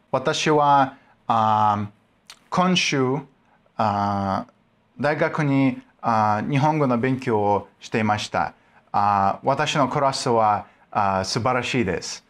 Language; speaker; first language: Japanese; non-native, learner; Russian